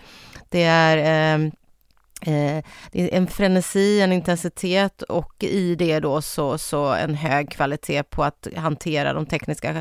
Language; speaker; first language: Swedish; native; Swedish